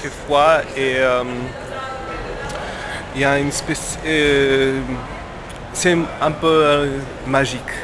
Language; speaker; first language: French; non-native, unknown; Slovak